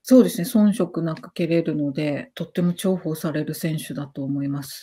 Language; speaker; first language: Japanese; native; Japanese